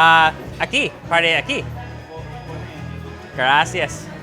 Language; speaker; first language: Spanish; non-native, learner; English